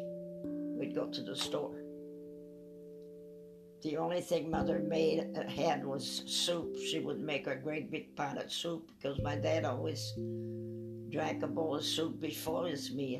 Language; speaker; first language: English; non-native, fluent; French